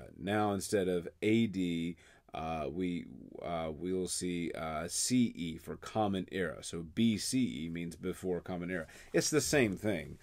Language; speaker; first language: English; native; English